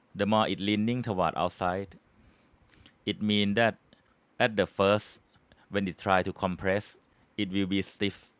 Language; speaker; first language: English; non-native, fluent; Thai